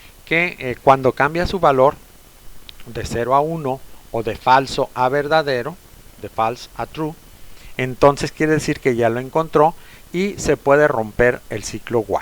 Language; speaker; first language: Spanish; native; Spanish